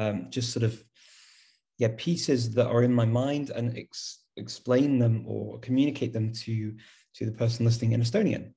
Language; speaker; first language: English; native; English